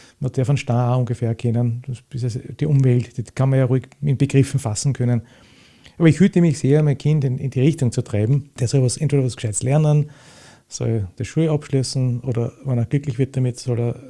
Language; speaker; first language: German; native; German